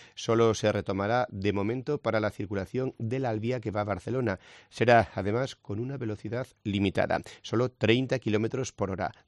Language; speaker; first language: Spanish; native; Spanish